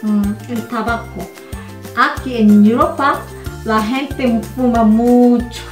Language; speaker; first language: Spanish; non-native, learner; Korean